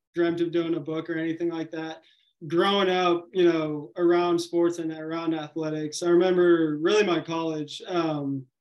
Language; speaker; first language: English; native; English